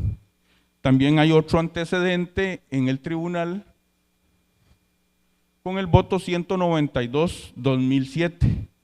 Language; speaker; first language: Spanish; native; Spanish